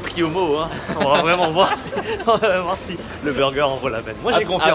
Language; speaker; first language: French; native; French